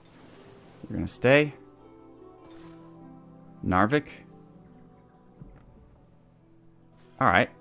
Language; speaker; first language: English; native; English